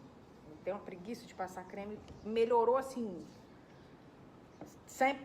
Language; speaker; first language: Portuguese; native; Portuguese